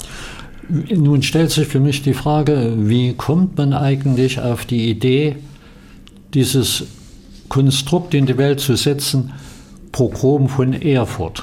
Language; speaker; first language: German; native; German